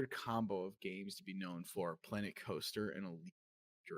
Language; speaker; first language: English; native; English